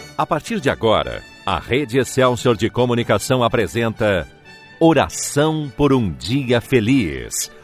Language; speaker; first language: Portuguese; native; Portuguese